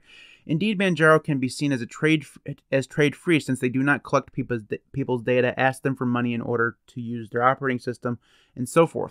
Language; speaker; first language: English; native; English